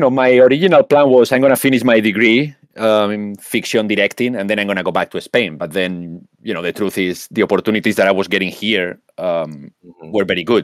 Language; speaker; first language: English; non-native, fluent; Spanish